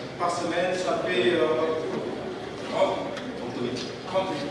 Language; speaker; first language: French; non-native, fluent; Indonesian